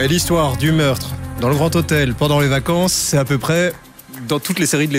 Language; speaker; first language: French; native; French